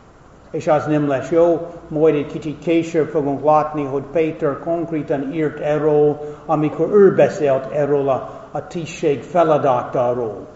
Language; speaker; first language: Hungarian; non-native, fluent; English